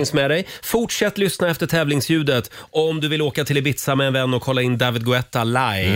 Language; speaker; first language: Swedish; native; Swedish